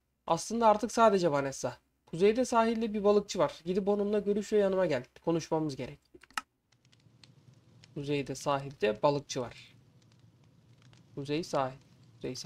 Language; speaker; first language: Turkish; native; Turkish